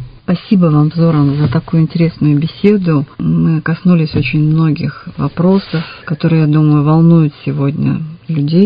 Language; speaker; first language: Russian; native; Russian